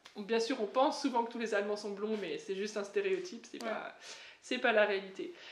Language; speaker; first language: French; native; French